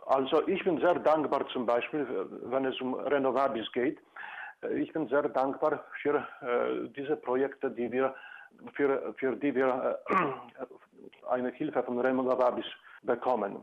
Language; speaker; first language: German; non-native, fluent; Polish